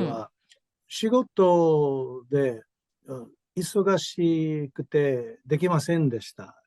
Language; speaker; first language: Japanese; non-native, learner; English